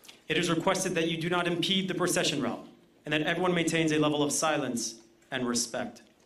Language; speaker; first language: English; native; English